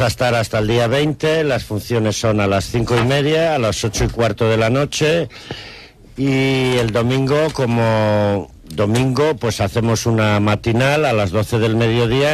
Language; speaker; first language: Spanish; native; Spanish